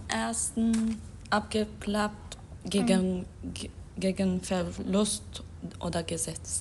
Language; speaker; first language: German; non-native, learner; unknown